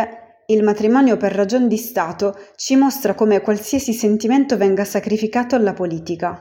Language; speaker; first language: Italian; native; Italian